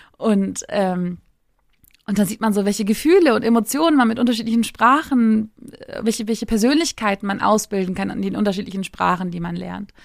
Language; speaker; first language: German; early bilingual, other home language; Turkish